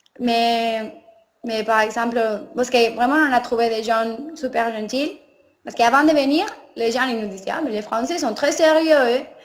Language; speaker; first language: French; non-native, learner; Spanish